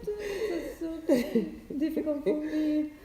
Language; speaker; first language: English; non-native, learner; Russian